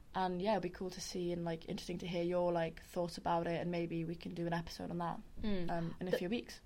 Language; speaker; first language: English; native; English